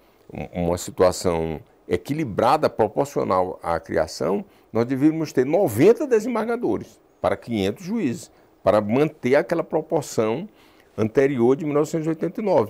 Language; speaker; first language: Portuguese; native; Portuguese